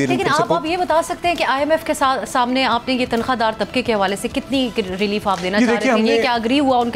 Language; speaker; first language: Urdu; native; Urdu